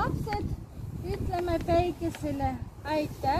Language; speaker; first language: Estonian; non-native, local second language; Russian